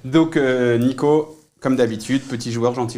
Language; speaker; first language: French; native; French